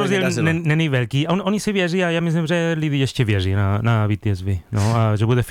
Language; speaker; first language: Czech; non-native, fluent; Spanish